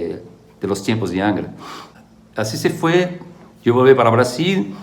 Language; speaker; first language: Spanish; non-native, fluent; Portuguese